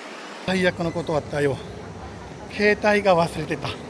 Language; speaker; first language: Japanese; non-native, fluent; Urdu